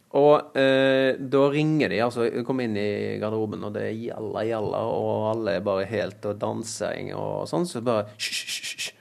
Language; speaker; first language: Norwegian; native; Norwegian